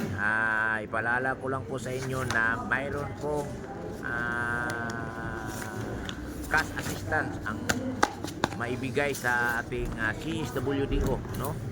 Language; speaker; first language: Filipino; non-native, local second language; Cebuano